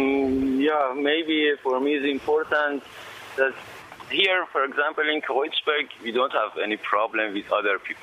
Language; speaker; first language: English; non-native, learner; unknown